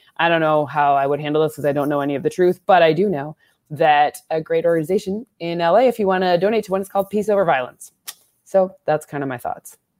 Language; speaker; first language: English; native; English